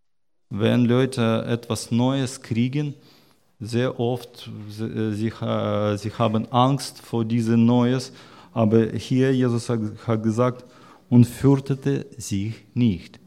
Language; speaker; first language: German; non-native, learner; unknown